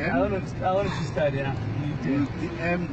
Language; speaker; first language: English; non-native, learner; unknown